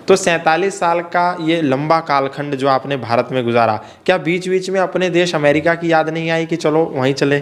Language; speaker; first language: Hindi; native; Hindi